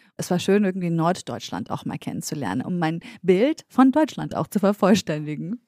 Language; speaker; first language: German; early bilingual, other home language; Central Kurdish